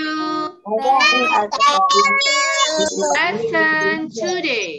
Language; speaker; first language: English; non-native, local second language; Indonesian